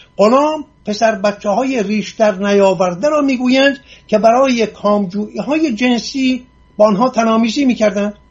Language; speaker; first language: Persian; non-native, local second language; Assyrian Neo-Aramaic